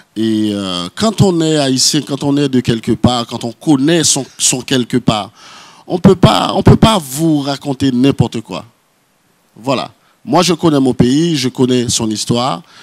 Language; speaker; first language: French; non-native, local second language; Haitian Creole